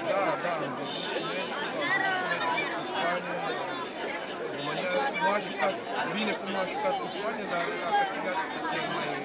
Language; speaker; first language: Romanian; non-native, learner; Portuguese